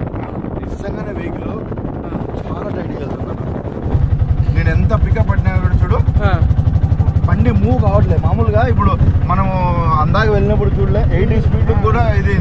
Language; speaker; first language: Telugu; native; Telugu